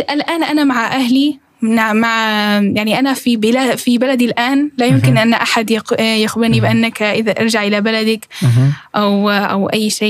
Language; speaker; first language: Arabic; early bilingual, heritage; Arabic